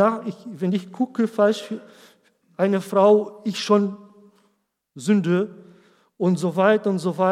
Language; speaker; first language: German; non-native, learner; Portuguese